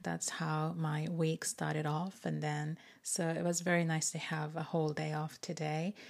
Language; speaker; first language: English; non-native, fluent; Japanese